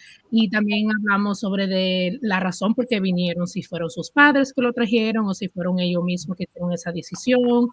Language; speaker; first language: Spanish; early bilingual, heritage; Spanish